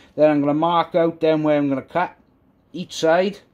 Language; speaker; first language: English; native; English